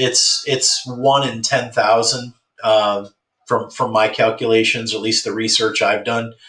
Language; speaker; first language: English; native; English